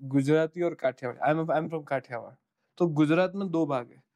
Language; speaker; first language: Hindi; non-native, local second language; Gujarati